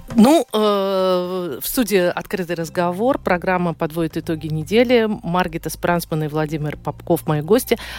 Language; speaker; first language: Russian; native; Russian